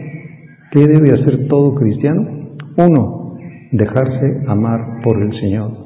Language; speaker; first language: Spanish; native; Spanish